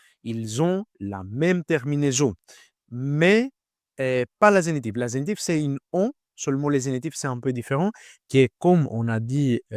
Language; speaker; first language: French; non-native, learner; Greek